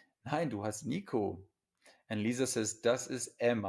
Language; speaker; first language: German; non-native, fluent; English